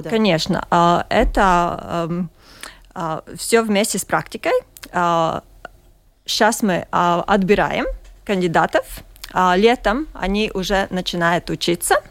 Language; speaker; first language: Russian; non-native, local second language; Latvian